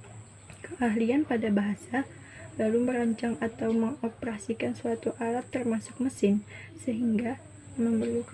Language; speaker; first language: Indonesian; native; Indonesian